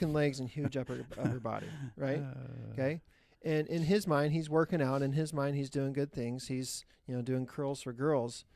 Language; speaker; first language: English; native; English